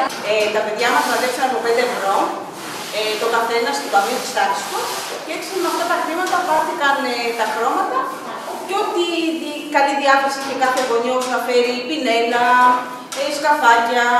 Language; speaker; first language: Greek; native; Greek